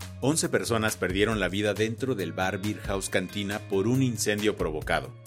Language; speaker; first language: Spanish; native; Spanish